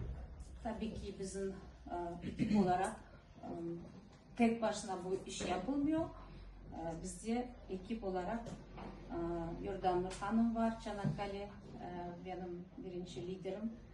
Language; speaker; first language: Turkish; non-native, fluent; Russian